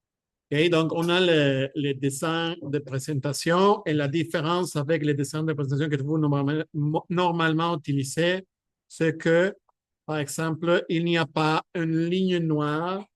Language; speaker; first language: French; non-native, fluent; Spanish